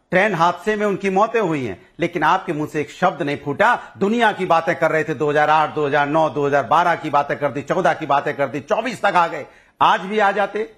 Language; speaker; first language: Hindi; native; Hindi